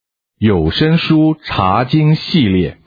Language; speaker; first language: Chinese; native; Chinese